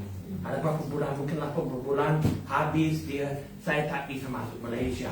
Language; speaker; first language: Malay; non-native, fluent; English